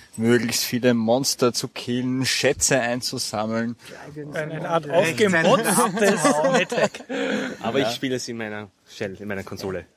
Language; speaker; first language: German; native; German